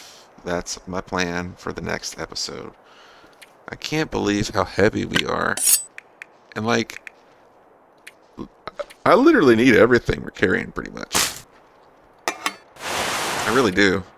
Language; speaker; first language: English; native; English